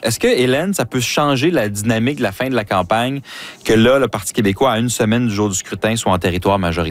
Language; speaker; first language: French; native; French